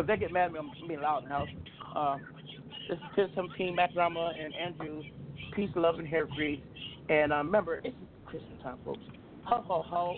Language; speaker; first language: English; native; English